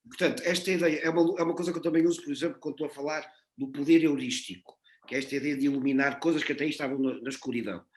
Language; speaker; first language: Portuguese; native; Portuguese